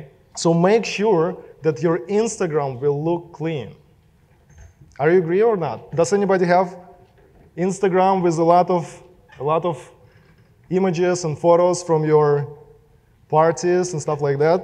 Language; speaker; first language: English; non-native, fluent; Russian